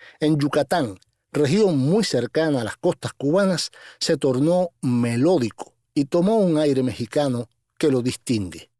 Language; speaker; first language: Spanish; native; Spanish